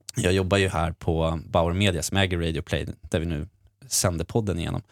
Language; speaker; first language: Swedish; native; Swedish